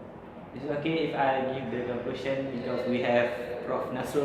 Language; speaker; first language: English; non-native, learner; Malay